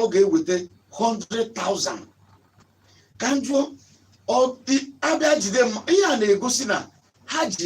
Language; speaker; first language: Igbo; native; Igbo